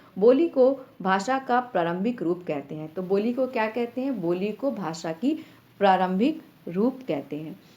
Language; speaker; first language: Hindi; native; Hindi